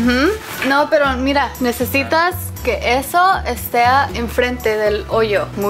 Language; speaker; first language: Spanish; early bilingual, heritage; English